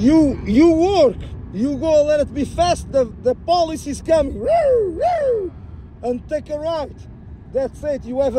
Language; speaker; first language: English; non-native, learner; Portuguese